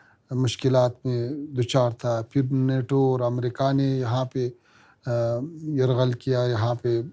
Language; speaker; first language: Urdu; non-native, fluent; Pashto